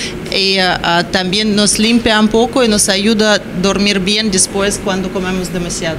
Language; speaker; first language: Spanish; non-native, learner; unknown